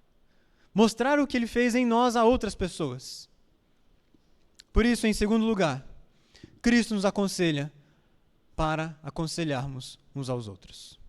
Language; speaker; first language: Portuguese; native; Portuguese